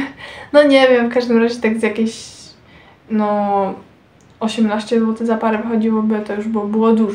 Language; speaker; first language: Polish; native; Polish